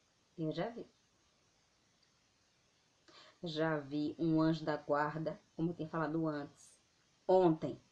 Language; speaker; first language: Portuguese; native; Portuguese